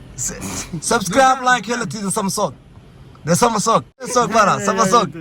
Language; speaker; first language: Swedish; non-native, learner; Somali